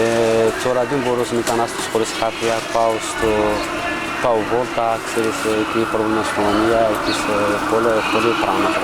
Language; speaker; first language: Greek; non-native, learner; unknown